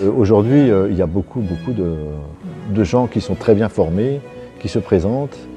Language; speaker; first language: French; native; French